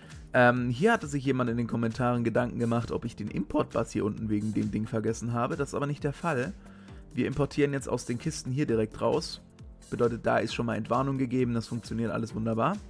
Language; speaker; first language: German; native; German